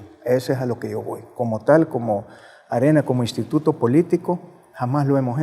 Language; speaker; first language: Spanish; native; Spanish